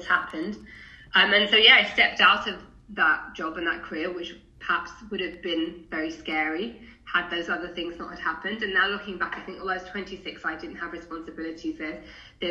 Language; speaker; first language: English; native; English